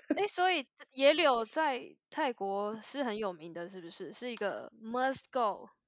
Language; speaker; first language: Chinese; native; Chinese